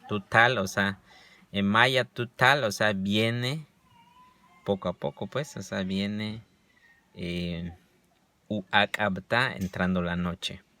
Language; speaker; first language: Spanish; non-native, local second language; Yucateco